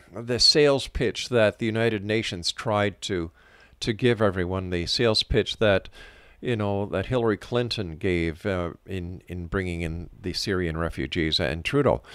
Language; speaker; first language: English; native; English